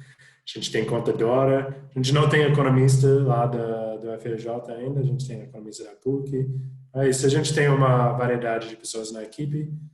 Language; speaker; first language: Portuguese; non-native, fluent; English